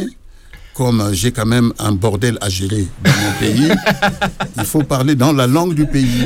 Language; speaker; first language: French; non-native, local second language; Lingala